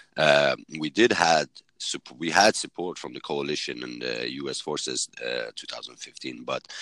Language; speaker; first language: English; early bilingual, heritage; Swedish